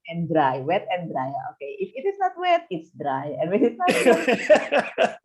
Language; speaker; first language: English; non-native, fluent; Indonesian